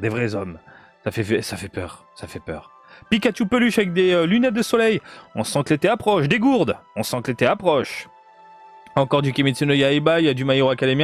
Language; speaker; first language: French; native; French